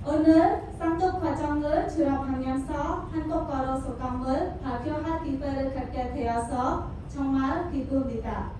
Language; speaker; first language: Korean; non-native, learner; Khmer